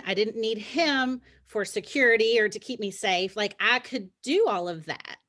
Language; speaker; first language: English; native; English